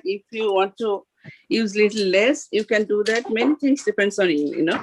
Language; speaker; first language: English; non-native, fluent; Bangla